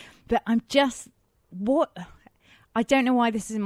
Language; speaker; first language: English; native; English